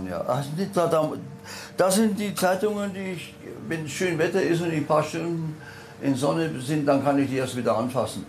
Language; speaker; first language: German; native; German